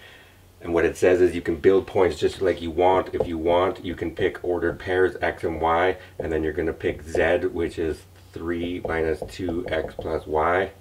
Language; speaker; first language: English; native; English